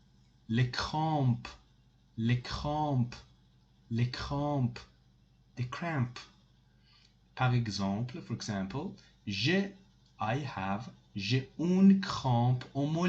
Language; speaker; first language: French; non-native, fluent; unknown